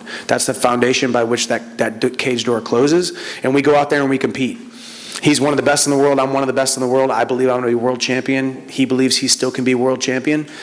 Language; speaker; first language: English; native; English